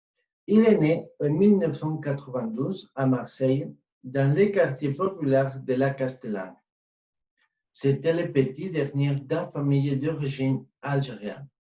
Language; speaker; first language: French; non-native, fluent; Spanish